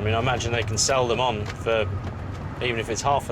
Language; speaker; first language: English; native; English